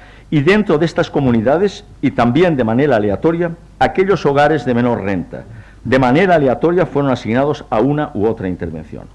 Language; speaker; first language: Spanish; native; Spanish